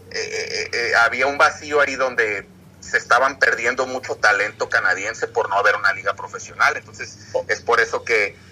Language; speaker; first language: Spanish; native; Spanish